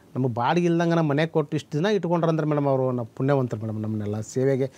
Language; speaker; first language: Kannada; native; Kannada